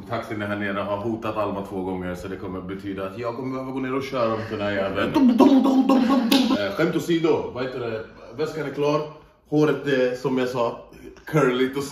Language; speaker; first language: Swedish; native; Swedish